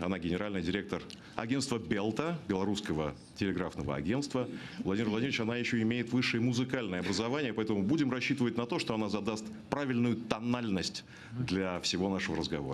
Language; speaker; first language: Russian; native; Russian